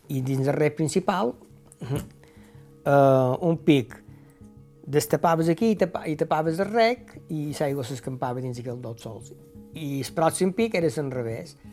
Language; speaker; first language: Catalan; native; Catalan